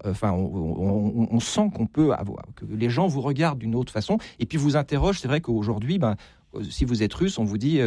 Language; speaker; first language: French; native; French